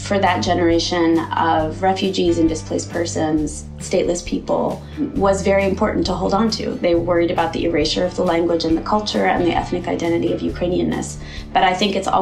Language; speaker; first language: English; early bilingual, other home language; Ukrainian